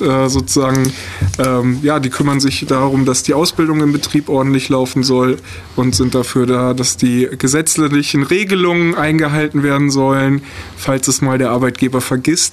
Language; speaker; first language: German; native; German